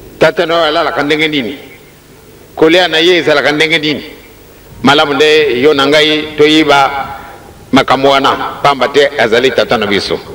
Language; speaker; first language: Lingala; non-native, local second language; Kongo